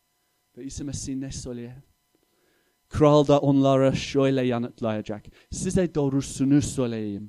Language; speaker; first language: Turkish; non-native, fluent; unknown